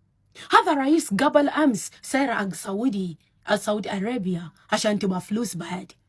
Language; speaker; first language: Arabic; non-native, learner; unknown